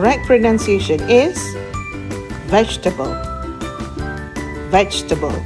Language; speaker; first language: English; non-native, local second language; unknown